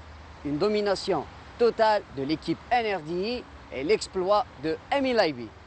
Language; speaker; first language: French; non-native, local second language; Arabic